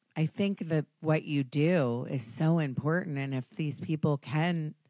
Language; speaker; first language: English; native; English